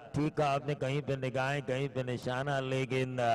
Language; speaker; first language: Hindi; non-native, local second language; Marathi